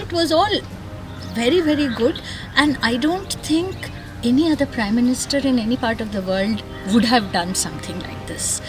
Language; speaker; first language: English; non-native, local second language; Tamil